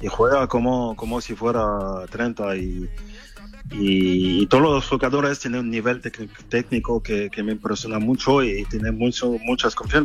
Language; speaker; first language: Spanish; non-native, fluent; French